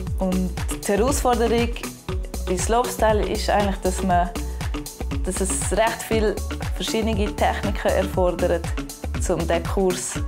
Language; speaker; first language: German; non-native, local second language; Romansh